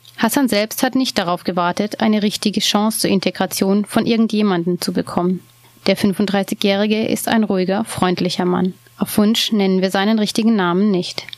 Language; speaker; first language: German; native; German